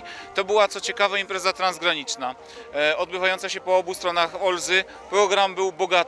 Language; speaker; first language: Polish; native; Polish